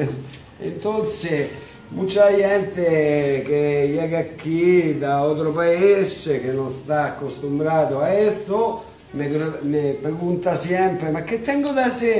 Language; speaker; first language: Spanish; non-native, learner; Italian